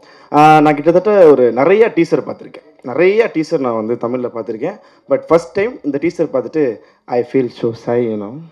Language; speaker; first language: Tamil; native; Tamil